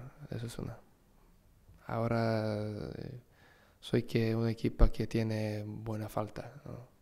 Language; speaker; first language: Spanish; non-native, learner; Serbian